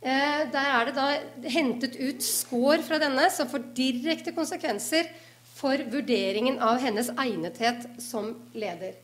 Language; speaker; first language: Norwegian; native; Norwegian